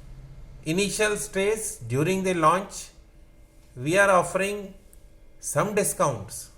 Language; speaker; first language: English; non-native, local second language; Hindi